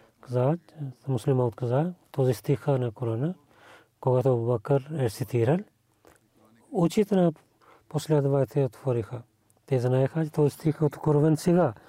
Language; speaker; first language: Bulgarian; non-native, learner; Urdu